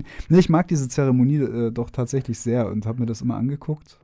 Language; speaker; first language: German; native; German